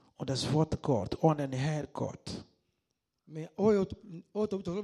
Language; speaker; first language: German; non-native, learner; Lingala